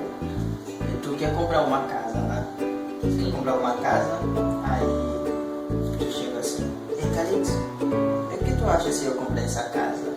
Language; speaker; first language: Portuguese; non-native, local second language; Haitian Creole